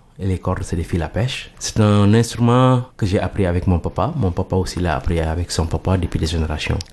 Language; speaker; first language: French; non-native, local second language; Mandingo